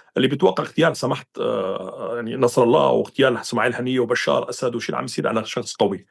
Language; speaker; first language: Arabic; non-native, local second language; Kurdish